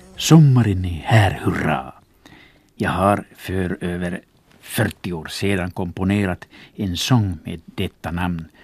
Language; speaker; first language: Swedish; non-native, local second language; Finnish